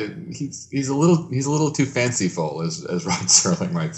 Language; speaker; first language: English; native; English